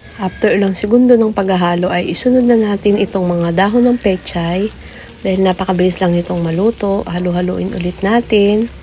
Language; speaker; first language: Filipino; native; Filipino